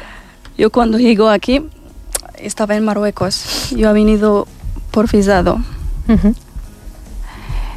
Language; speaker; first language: Spanish; non-native, learner; Arabic